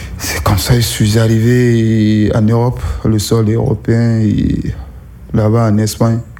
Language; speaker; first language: French; non-native, local second language; Susu